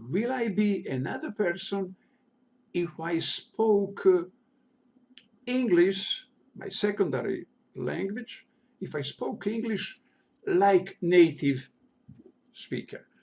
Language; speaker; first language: English; non-native, learner; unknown